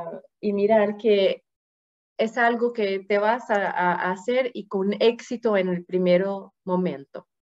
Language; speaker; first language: Spanish; non-native, fluent; Portuguese